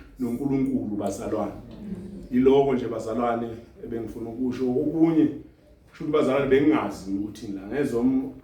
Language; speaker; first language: Zulu; native; Zulu